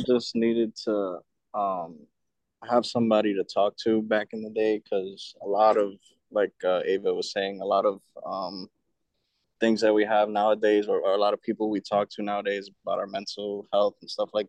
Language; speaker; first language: English; native; English